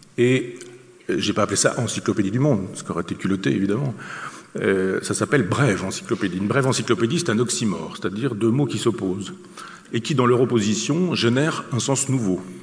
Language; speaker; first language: French; native; French